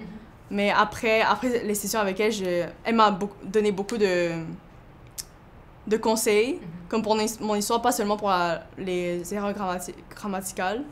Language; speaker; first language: French; early bilingual, other home language; Chinese